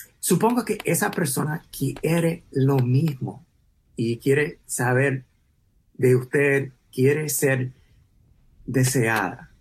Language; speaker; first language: Spanish; early bilingual, heritage; English